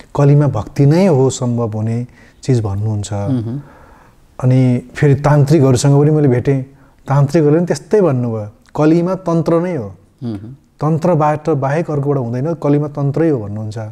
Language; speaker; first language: Nepali; native; Nepali